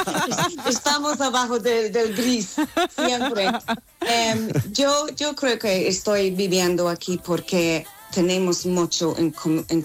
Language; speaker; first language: Spanish; non-native, learner; English